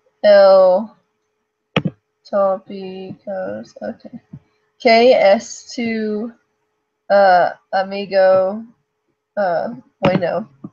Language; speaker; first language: Spanish; non-native, learner; English